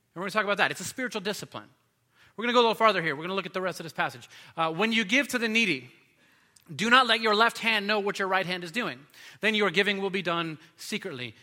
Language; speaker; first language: English; native; English